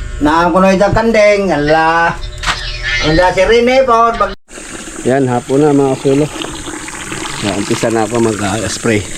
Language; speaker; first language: Filipino; non-native, local second language; Cebuano